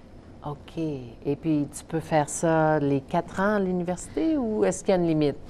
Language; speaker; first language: French; native; French